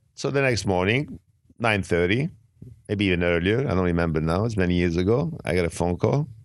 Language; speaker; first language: English; non-native, fluent; Arabic